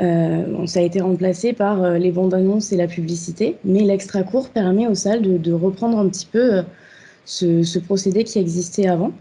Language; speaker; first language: French; native; French